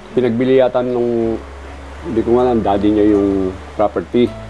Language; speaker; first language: Filipino; native; Filipino